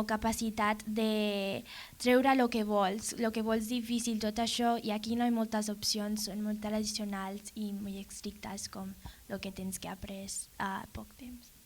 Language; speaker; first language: Catalan; non-native, learner; English